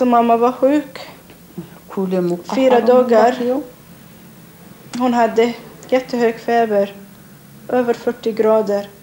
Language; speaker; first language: Swedish; non-native, learner; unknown